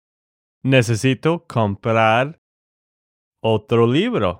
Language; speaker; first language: Spanish; non-native, fluent; English